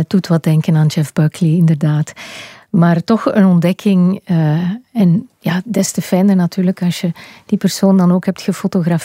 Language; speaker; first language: Dutch; native; Dutch